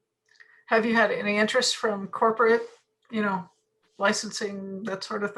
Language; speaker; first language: English; native; English